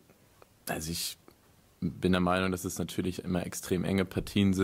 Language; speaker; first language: German; native; German